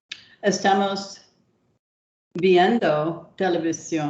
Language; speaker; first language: Spanish; non-native, learner; English